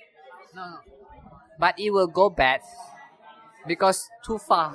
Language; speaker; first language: English; non-native, fluent; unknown